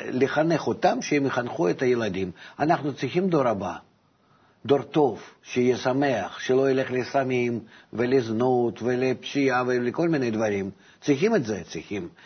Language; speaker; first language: Hebrew; non-native, fluent; Russian